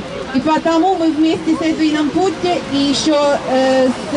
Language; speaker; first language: Russian; non-native, local second language; Latvian